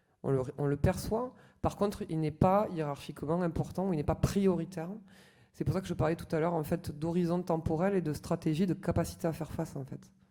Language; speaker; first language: French; native; French